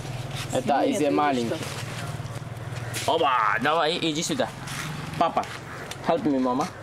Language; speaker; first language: Russian; non-native, learner; Swahili